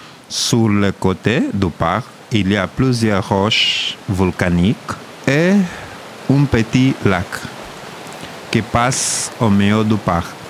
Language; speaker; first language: French; non-native, learner; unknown